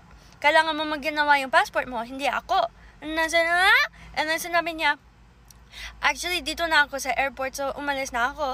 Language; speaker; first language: Filipino; early bilingual, heritage; English